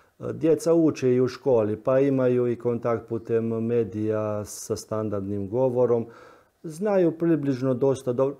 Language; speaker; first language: Croatian; early bilingual, heritage; Croatian